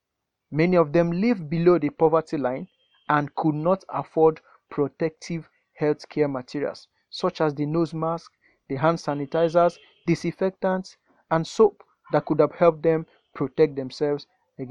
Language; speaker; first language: English; non-native, local second language; Yoruba